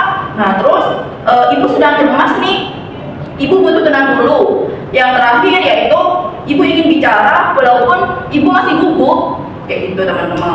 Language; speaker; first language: Indonesian; native; Indonesian